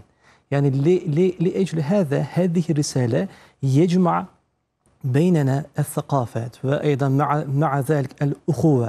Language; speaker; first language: Arabic; non-native, fluent; Turkish